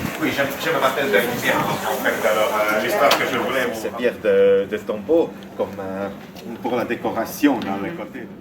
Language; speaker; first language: French; non-native, fluent; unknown